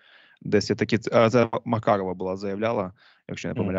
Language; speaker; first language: Ukrainian; native; Ukrainian